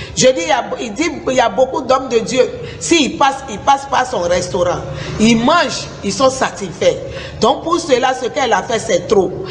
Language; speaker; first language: French; non-native, local second language; Susu